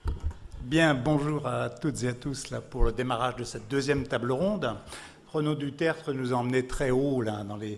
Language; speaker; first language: French; native; French